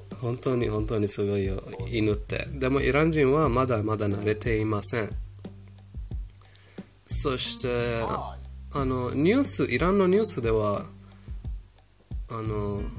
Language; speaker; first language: Japanese; non-native, fluent; Persian